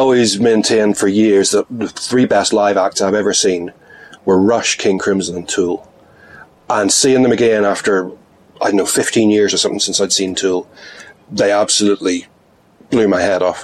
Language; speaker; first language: English; native; English